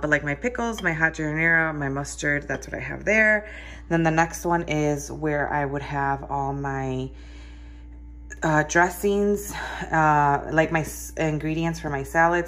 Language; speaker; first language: English; early bilingual, other home language; Spanish